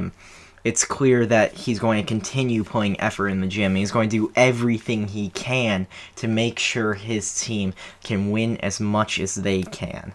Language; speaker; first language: English; native; English